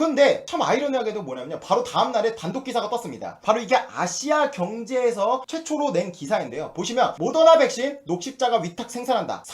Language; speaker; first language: Korean; native; Korean